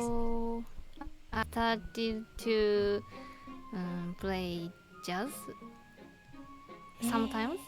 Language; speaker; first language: English; non-native, learner; Japanese